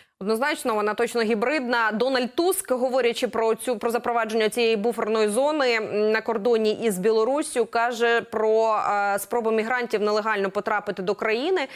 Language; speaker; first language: Ukrainian; native; Ukrainian